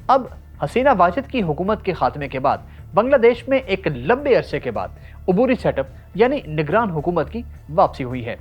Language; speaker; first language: Urdu; native; Urdu